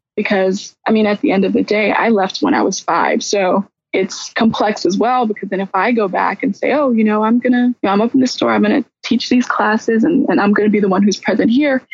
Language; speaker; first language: English; native; English